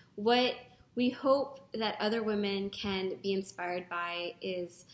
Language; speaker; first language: English; non-native, local second language; Filipino